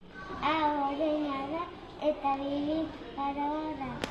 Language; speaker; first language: Basque; non-native, local second language; Spanish